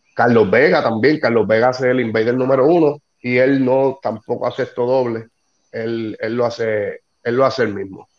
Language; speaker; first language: Spanish; native; Spanish